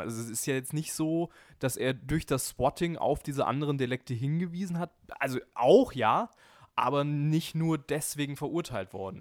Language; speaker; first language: German; native; German